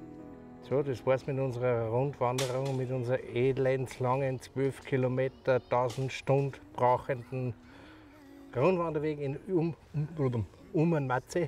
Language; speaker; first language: German; native; German